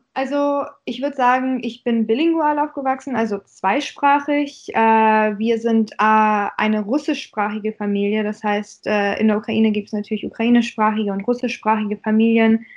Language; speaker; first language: German; early bilingual, other home language; Russian